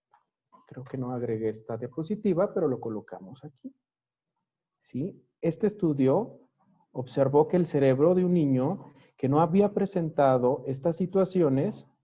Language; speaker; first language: Spanish; native; Spanish